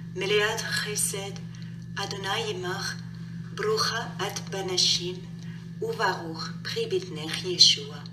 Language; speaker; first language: Hebrew; non-native, learner; English